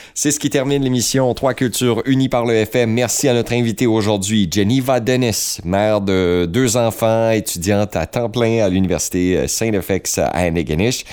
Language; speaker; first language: French; native; French